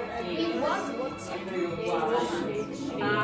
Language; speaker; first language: English; non-native, learner; Italian